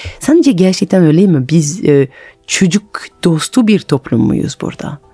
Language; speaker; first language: Turkish; non-native, fluent; French